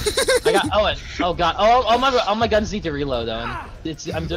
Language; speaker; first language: English; native; English